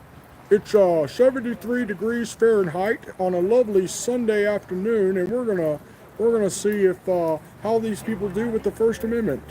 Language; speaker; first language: English; native; English